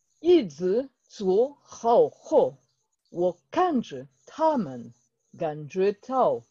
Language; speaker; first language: Chinese; non-native, learner; French